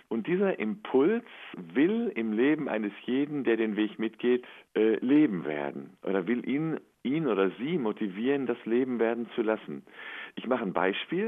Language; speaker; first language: German; native; German